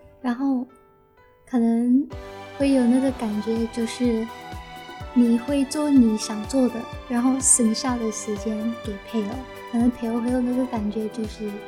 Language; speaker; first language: Chinese; early bilingual, heritage; Chinese